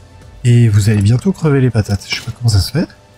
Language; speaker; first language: French; native; French